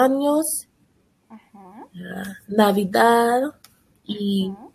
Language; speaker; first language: Spanish; non-native, learner; English